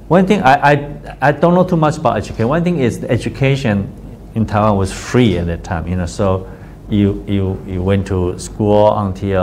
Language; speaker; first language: English; non-native, fluent; Chinese